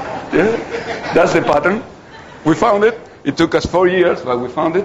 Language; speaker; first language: English; non-native, fluent; Spanish